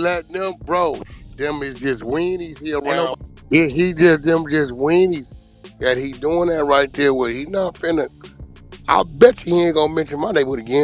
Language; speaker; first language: English; native; English